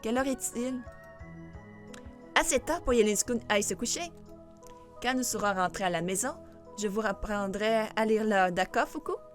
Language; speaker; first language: French; native; French